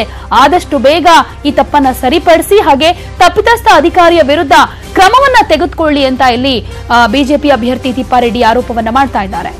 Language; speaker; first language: Kannada; native; Kannada